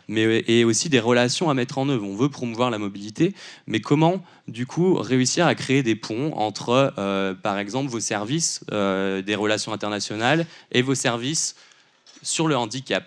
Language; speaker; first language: French; native; French